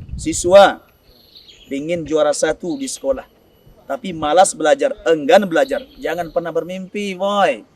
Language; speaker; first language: Indonesian; non-native, local second language; Minangkabau